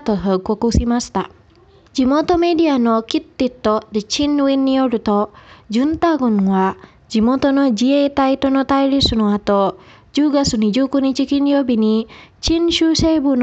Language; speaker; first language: Japanese; non-native, fluent; Indonesian